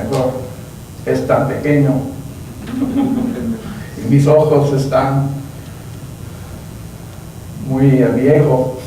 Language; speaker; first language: Spanish; non-native, learner; English